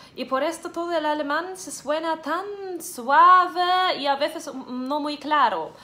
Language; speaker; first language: Spanish; non-native, fluent; German